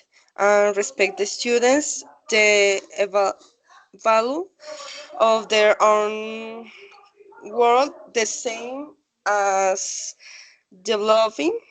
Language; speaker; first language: English; non-native, learner; Spanish